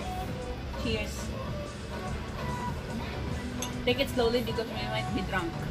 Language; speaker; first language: English; non-native, learner; Filipino